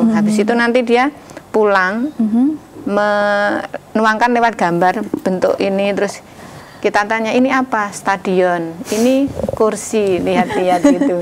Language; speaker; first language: Indonesian; native; Indonesian